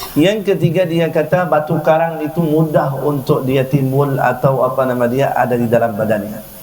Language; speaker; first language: Malay; non-native, fluent; Arabic